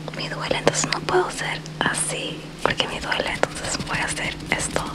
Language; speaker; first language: Spanish; early bilingual, heritage; Spanish